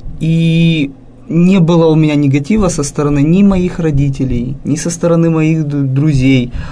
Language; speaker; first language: Russian; native; Russian